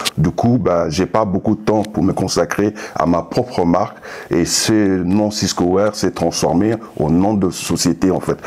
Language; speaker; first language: French; non-native, local second language; Sango